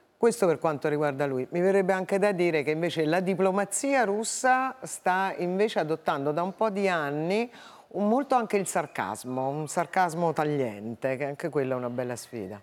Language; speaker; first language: Italian; native; Italian